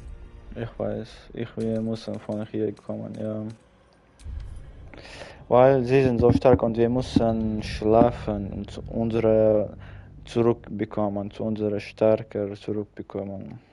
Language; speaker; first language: German; non-native, learner; Russian